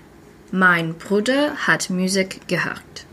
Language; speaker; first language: German; non-native, learner; English